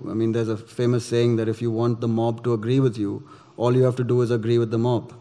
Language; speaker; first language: English; non-native, local second language; Gujarati